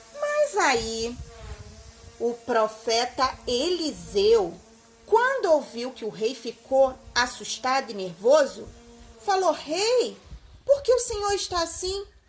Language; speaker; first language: Portuguese; native; Portuguese